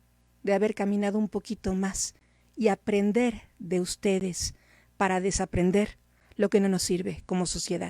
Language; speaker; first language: Spanish; native; Spanish